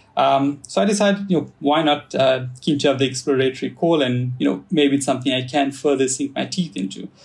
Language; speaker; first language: English; native; English